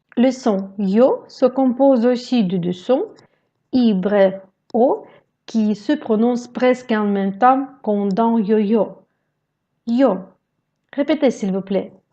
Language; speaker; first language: French; non-native, fluent; Russian